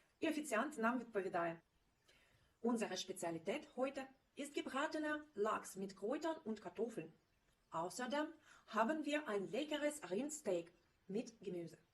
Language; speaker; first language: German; non-native, fluent; Ukrainian